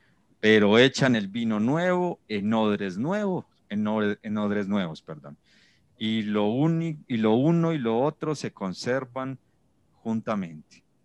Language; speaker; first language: Spanish; native; Spanish